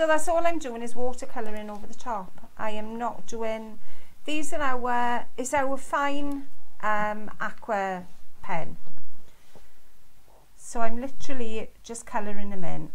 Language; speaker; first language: English; native; English